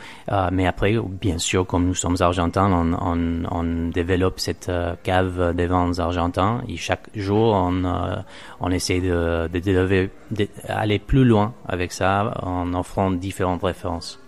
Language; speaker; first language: French; non-native, fluent; Spanish